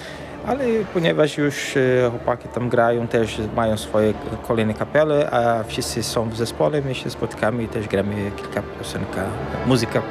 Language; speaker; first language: Polish; early bilingual, heritage; Portuguese